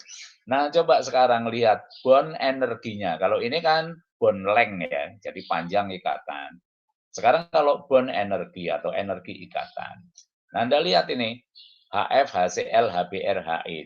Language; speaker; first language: Indonesian; native; Indonesian